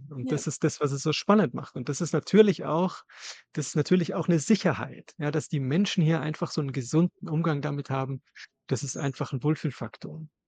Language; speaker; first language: German; native; German